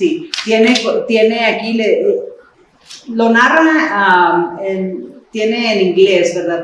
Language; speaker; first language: Spanish; early bilingual, other home language; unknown